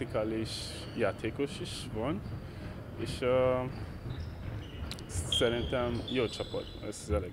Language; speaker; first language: Hungarian; non-native, learner; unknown